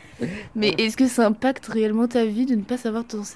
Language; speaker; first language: French; native; French